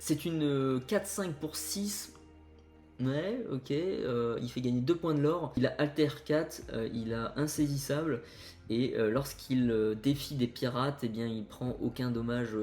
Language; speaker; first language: French; native; French